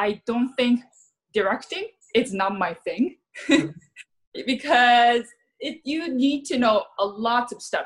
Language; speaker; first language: English; non-native, fluent; Japanese